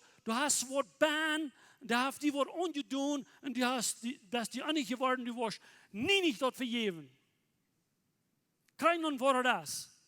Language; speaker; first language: German; non-native, learner; Plautdietsch